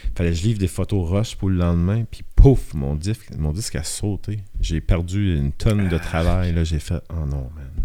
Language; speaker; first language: French; native; French